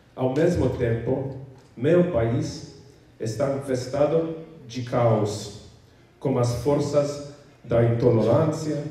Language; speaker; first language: Portuguese; non-native, learner; English